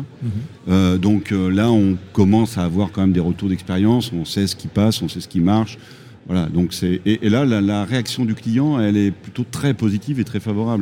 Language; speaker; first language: French; native; French